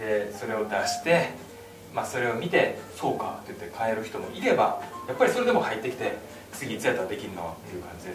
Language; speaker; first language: Japanese; native; Japanese